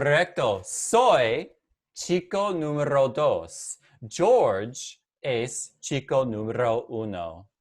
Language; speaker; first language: Spanish; non-native, fluent; English